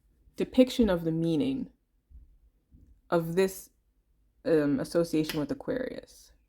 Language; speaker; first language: English; native; English